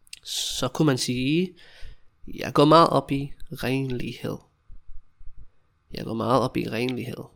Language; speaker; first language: Danish; non-native, fluent; English